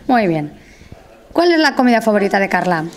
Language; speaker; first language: Spanish; native; Spanish